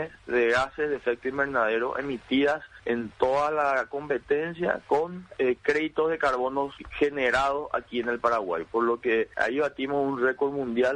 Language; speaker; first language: Spanish; native; Spanish